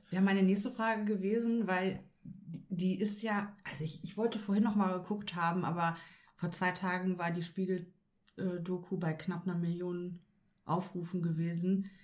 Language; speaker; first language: German; native; German